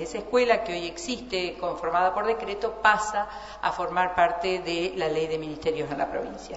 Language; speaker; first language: Spanish; native; Spanish